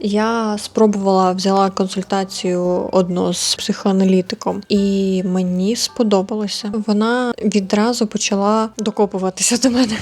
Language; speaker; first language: Ukrainian; native; Ukrainian